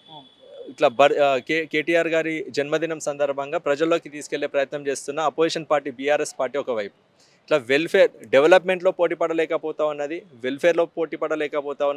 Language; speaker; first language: Telugu; native; Telugu